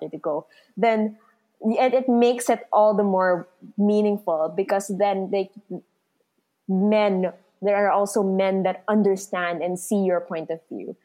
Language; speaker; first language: English; non-native, local second language; Filipino